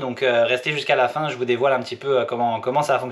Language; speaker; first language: French; native; French